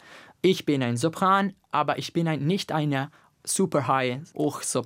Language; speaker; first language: German; non-native, learner; Italian